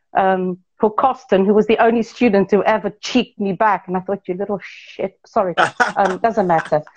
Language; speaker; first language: English; non-native, local second language; Portuguese